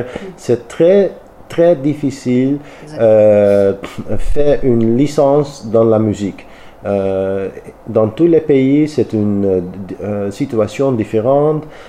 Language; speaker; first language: French; non-native, learner; Dutch